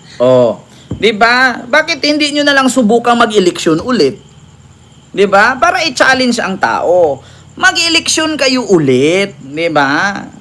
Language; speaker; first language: Filipino; native; Filipino